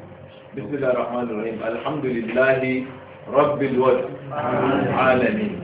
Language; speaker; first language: Arabic; non-native, learner; Hausa